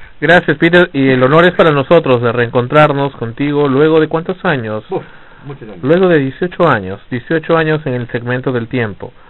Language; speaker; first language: Spanish; native; Spanish